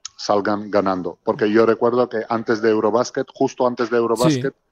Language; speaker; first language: Spanish; non-native, fluent; Georgian